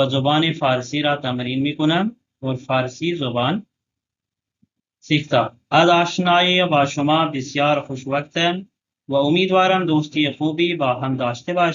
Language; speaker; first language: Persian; non-native, learner; Urdu